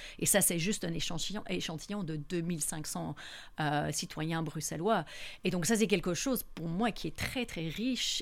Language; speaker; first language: French; non-native, fluent; English